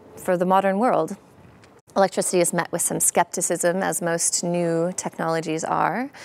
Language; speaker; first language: English; native; English